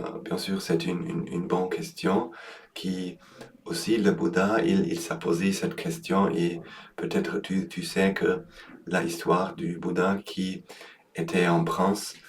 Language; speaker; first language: French; non-native, learner; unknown